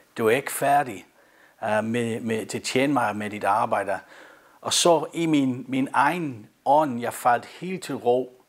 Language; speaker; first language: Danish; non-native, fluent; English